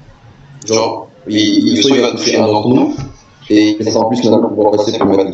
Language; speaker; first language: French; native; French